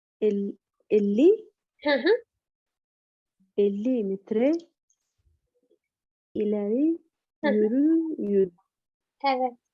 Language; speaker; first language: Turkish; non-native, learner; Arabic